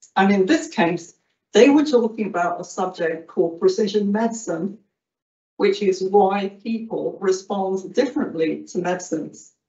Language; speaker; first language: English; native; English